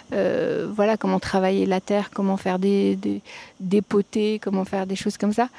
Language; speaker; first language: French; non-native, local second language; Arabic